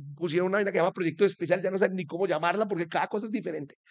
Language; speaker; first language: Spanish; native; Spanish